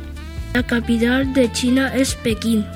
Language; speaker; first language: Catalan; early bilingual, other home language; Chinese